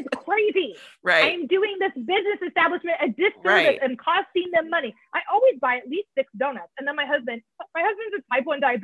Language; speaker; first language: English; native; English